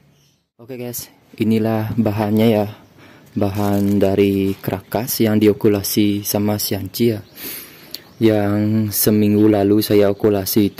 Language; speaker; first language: Indonesian; native; Indonesian